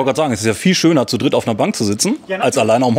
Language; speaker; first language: German; native; German